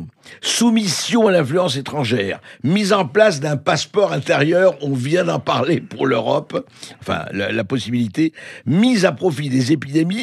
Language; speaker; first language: French; native; French